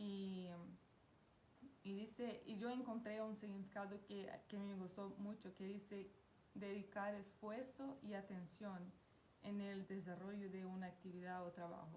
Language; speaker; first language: Spanish; non-native, fluent; Portuguese